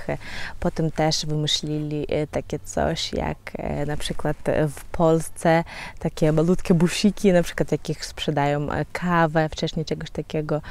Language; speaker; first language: Polish; non-native, fluent; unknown